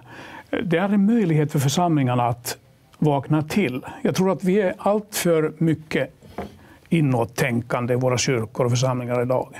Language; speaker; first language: Swedish; non-native, local second language; Finnish